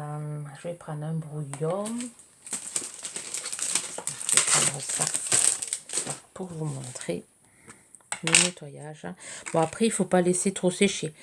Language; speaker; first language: French; native; French